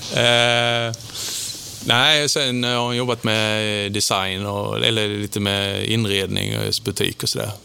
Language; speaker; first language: Swedish; native; Swedish